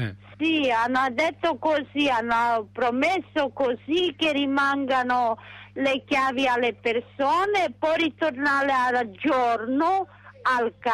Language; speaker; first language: Italian; non-native, local second language; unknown